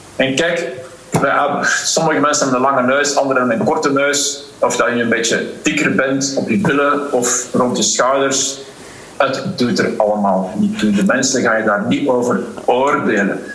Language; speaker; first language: Dutch; native; Dutch